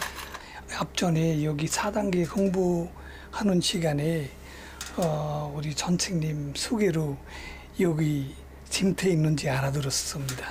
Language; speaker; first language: Korean; non-native, fluent; Bangla